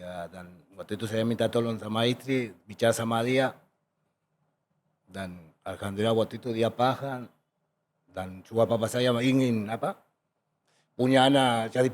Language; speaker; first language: Indonesian; non-native, fluent; Spanish